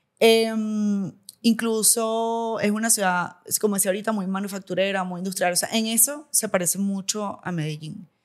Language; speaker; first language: Spanish; native; Spanish